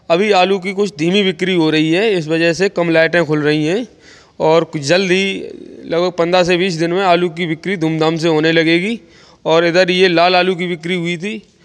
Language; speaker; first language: Hindi; native; Hindi